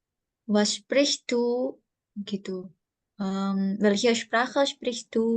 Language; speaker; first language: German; non-native, fluent; Indonesian